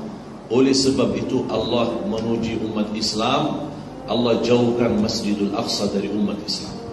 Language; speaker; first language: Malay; non-native, fluent; Arabic